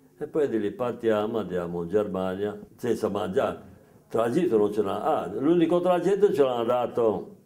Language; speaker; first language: Italian; native; Italian